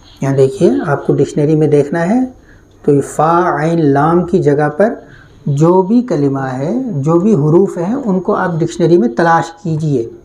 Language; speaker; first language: Urdu; native; Urdu